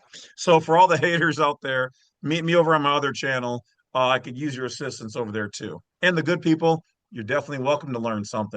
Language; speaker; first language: English; native; English